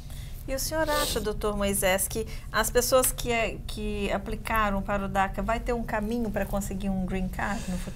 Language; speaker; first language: Portuguese; native; Portuguese